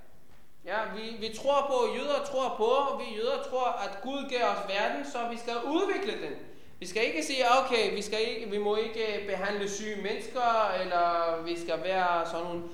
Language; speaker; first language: Danish; non-native, fluent; Hebrew